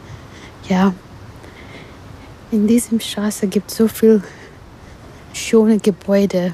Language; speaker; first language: German; non-native, learner; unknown